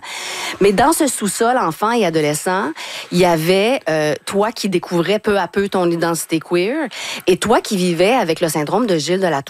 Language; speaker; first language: French; native; French